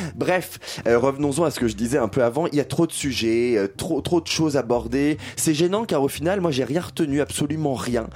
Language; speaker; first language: French; native; French